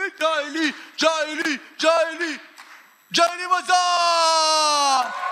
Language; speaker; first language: French; non-native, local second language; Haitian Creole